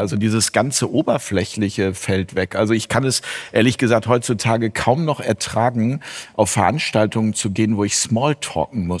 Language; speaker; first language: German; native; German